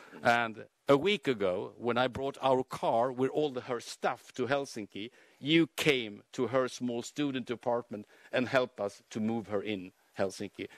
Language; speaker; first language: English; non-native, fluent; Swedish